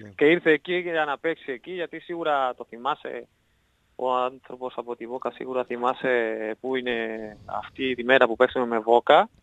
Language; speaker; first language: Greek; non-native, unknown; Spanish